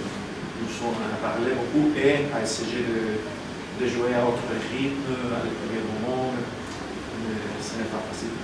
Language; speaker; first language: French; non-native, learner; Spanish